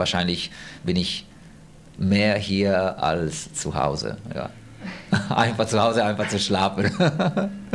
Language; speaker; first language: German; non-native, fluent; Italian